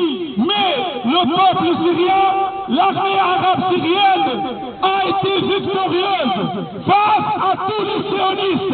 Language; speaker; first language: French; non-native, fluent; Arabic